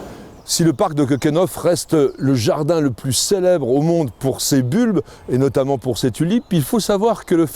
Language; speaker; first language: French; native; French